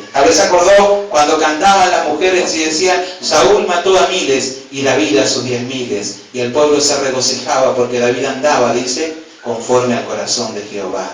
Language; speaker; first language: Spanish; native; Spanish